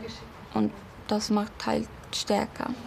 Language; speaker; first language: German; non-native, learner; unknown